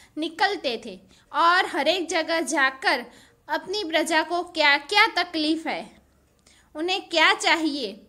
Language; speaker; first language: Hindi; non-native, local second language; Gujarati